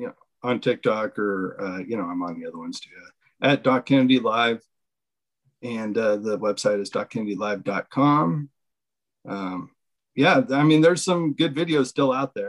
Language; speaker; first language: English; native; English